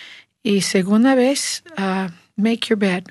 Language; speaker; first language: Spanish; non-native, learner; English